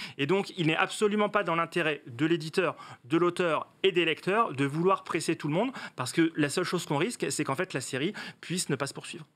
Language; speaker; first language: French; native; French